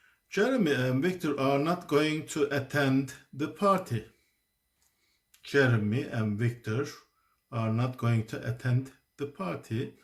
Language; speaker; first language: English; non-native, fluent; Turkish